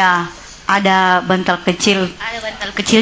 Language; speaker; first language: Indonesian; non-native, local second language; Buginese